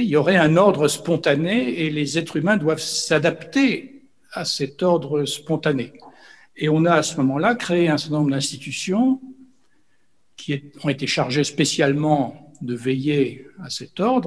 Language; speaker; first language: French; native; French